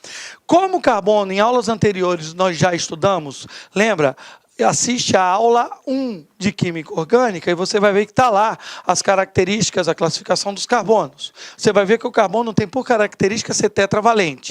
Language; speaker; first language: Portuguese; native; Portuguese